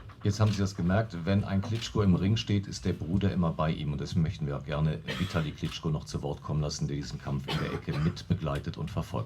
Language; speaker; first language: German; native; German